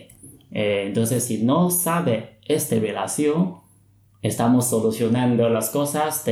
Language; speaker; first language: Spanish; non-native, fluent; Chinese